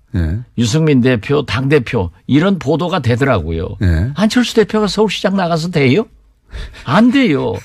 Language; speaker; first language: Korean; native; Korean